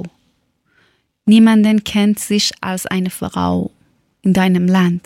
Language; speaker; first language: German; non-native, learner; Persian